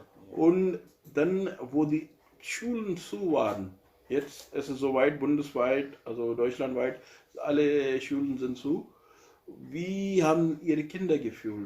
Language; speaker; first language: German; non-native, learner; Urdu